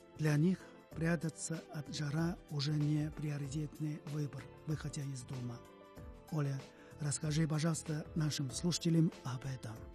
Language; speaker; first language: Russian; non-native, fluent; Chinese